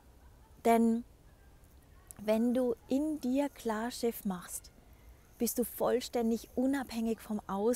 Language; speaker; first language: German; native; German